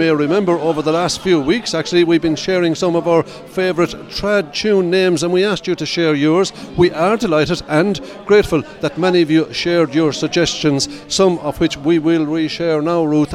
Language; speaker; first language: English; native; English